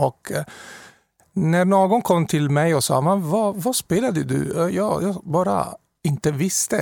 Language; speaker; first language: Swedish; non-native, fluent; Italian